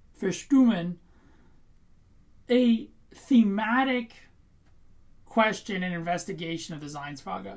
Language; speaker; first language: English; native; English